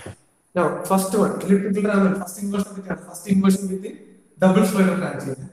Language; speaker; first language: English; non-native, local second language; Malayalam